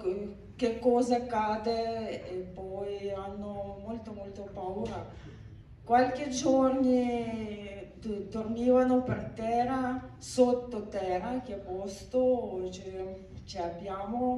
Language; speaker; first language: Italian; non-native, learner; Ukrainian